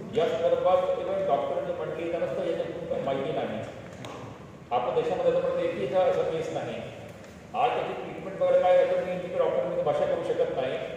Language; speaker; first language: Marathi; non-native, local second language; Punjabi